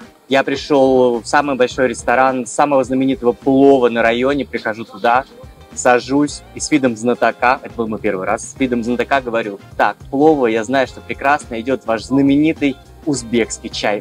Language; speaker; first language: Russian; native; Russian